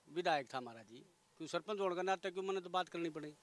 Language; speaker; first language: Hindi; native; Hindi